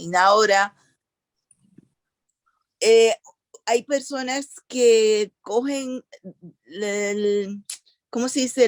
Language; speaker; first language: Spanish; early bilingual, other home language; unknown